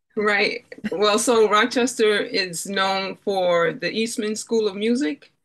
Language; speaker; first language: English; native; English